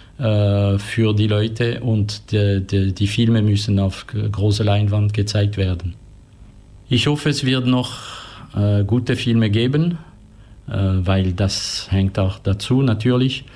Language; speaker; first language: German; non-native, local second language; French